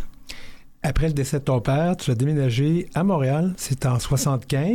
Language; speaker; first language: French; native; French